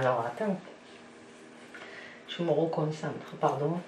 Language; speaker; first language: French; native; French